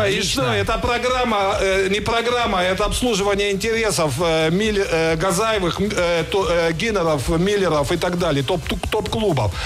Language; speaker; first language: Russian; native; Russian